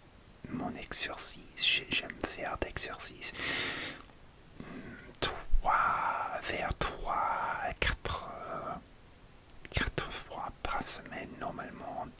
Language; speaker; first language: French; non-native, learner; English